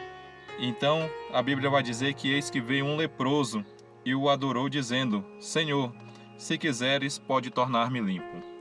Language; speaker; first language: Portuguese; native; Portuguese